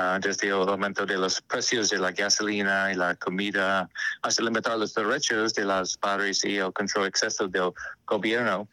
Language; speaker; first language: Spanish; non-native, learner; English